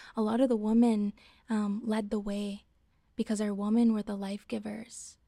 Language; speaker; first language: English; native; English